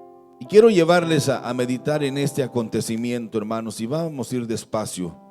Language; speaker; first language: Spanish; native; Spanish